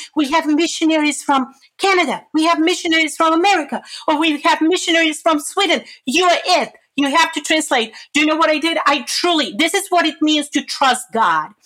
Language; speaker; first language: English; non-native, fluent; Bulgarian